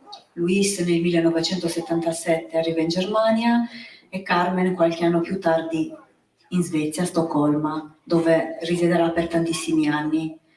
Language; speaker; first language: Italian; native; Italian